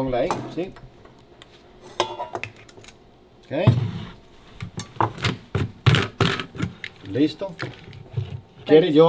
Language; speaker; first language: Spanish; non-native, learner; English